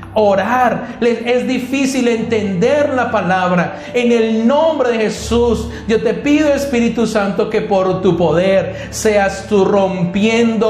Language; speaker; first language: Spanish; native; Spanish